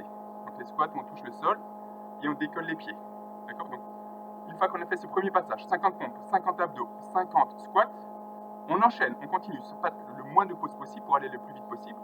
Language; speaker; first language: French; native; French